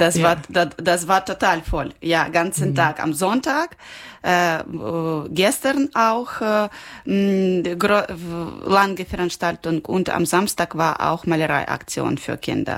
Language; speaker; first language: German; non-native, learner; Ukrainian